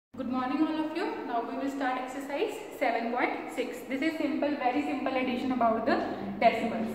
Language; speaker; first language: English; non-native, local second language; Hindi